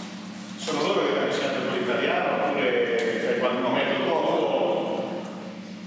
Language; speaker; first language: Italian; native; Italian